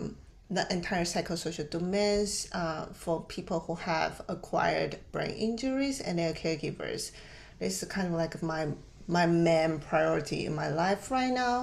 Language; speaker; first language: English; non-native, fluent; Chinese